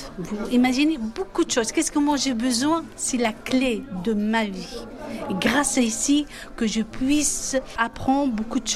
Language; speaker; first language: French; non-native, fluent; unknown